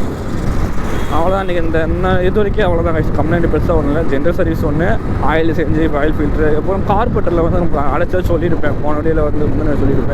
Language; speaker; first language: Tamil; native; Tamil